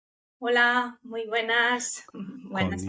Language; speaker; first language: Spanish; early bilingual, other home language; Romanian